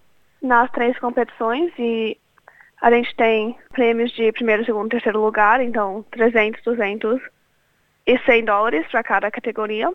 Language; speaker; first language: Portuguese; early bilingual, other home language; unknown